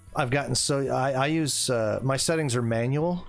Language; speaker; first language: English; native; English